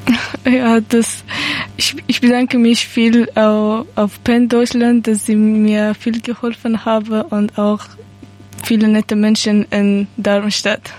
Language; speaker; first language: German; non-native, learner; Persian